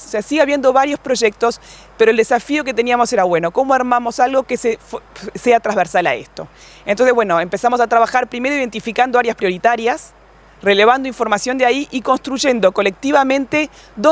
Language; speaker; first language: Spanish; native; Spanish